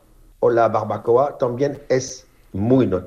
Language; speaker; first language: Spanish; non-native, learner; French